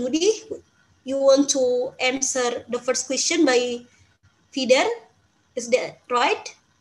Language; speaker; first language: English; non-native, fluent; Indonesian